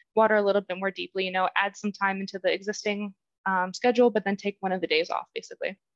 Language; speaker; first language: English; native; English